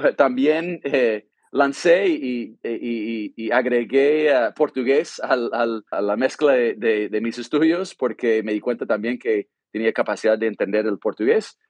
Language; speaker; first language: Spanish; non-native, fluent; English